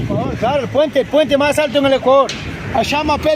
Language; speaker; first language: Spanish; native; Spanish